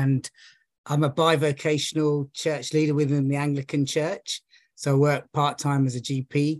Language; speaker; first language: English; native; English